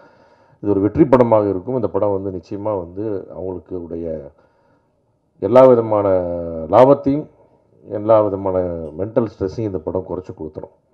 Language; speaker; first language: Tamil; native; Tamil